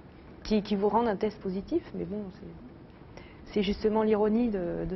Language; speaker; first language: French; native; French